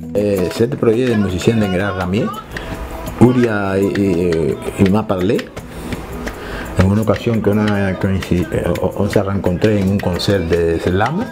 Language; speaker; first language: French; non-native, fluent; Spanish